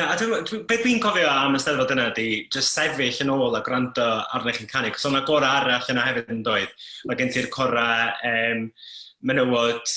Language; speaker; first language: Welsh; native; Welsh